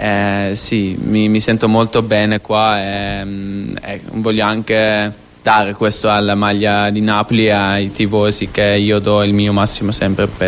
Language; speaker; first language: Italian; non-native, fluent; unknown